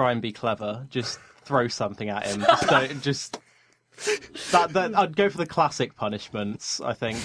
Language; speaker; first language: English; native; English